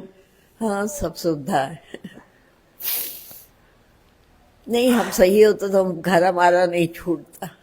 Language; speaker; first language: Hindi; native; Hindi